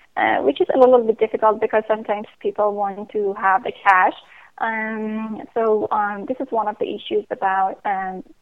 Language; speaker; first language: English; non-native, fluent; Persian